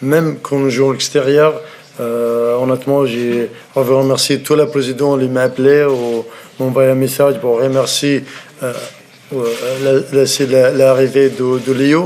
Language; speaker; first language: French; non-native, learner; Arabic